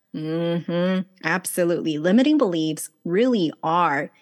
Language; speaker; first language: English; early bilingual, other home language; Chinese